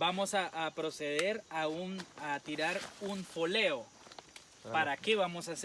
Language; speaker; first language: Spanish; native; Spanish